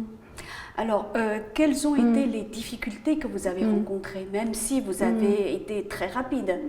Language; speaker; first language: French; native; French